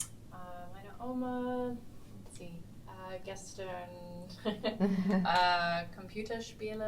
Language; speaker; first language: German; non-native, learner; English